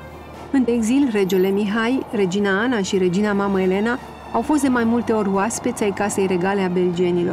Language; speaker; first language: Romanian; native; Romanian